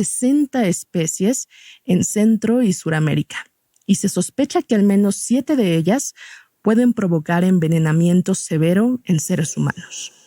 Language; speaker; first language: Spanish; native; Spanish